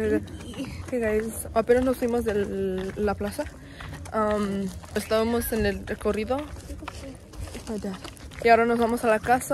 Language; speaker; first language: Spanish; early bilingual, heritage; Spanish